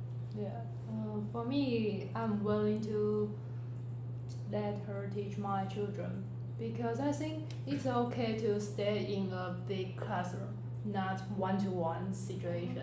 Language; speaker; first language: English; non-native, learner; Chinese